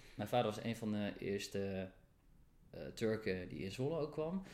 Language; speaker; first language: Dutch; early bilingual, other home language; Turkish